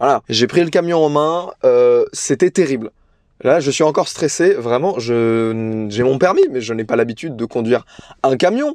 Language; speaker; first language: French; native; French